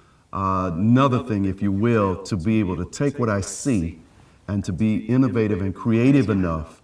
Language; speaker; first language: English; native; English